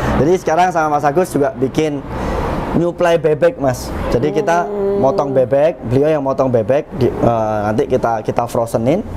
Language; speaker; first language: Indonesian; non-native, local second language; Javanese